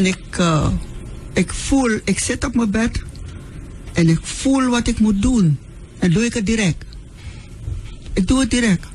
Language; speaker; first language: Dutch; non-native, local second language; Sranan Tongo